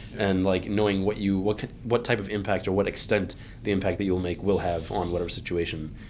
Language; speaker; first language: English; early bilingual, other home language; Arabic